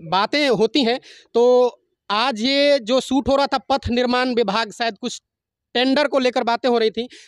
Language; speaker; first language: Hindi; native; Hindi